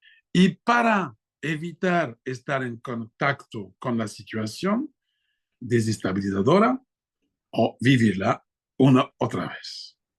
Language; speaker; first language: Spanish; non-native, fluent; French